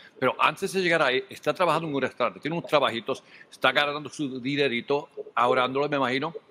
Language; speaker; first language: Spanish; early bilingual, heritage; Spanish